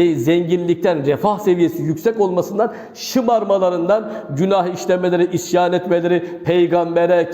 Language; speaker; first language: Turkish; native; Turkish